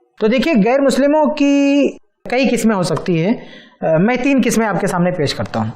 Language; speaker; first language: Urdu; native; Urdu